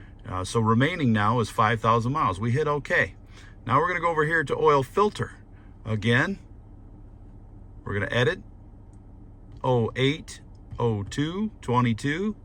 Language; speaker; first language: English; native; English